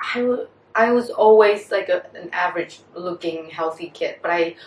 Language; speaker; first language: English; non-native, fluent; Vietnamese